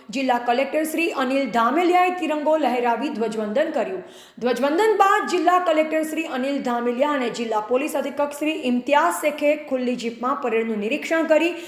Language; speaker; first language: Gujarati; native; Gujarati